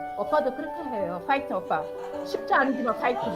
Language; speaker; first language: Korean; non-native, learner; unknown